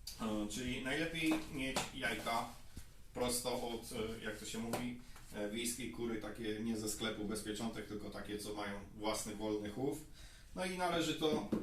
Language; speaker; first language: Polish; native; Polish